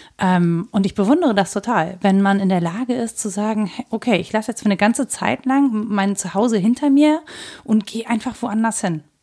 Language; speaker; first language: German; native; German